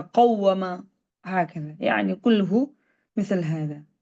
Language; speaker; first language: Arabic; non-native, fluent; Indonesian